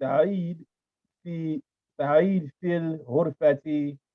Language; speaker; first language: Arabic; non-native, learner; English